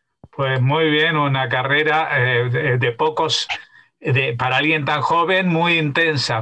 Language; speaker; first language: Spanish; native; Spanish